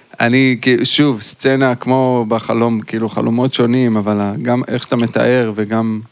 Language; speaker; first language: Hebrew; native; Hebrew